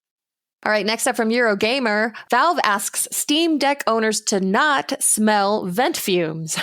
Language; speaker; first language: English; native; English